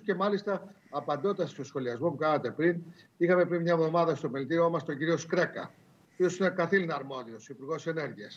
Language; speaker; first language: Greek; native; Greek